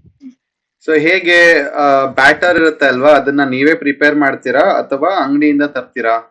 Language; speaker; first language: Kannada; non-native, fluent; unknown